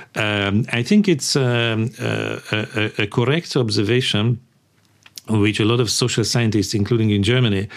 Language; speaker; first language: English; non-native, fluent; Hungarian